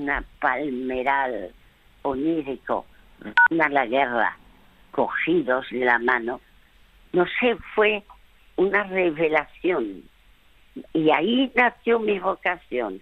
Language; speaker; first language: Spanish; early bilingual, other home language; French